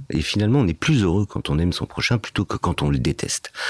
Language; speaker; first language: French; native; French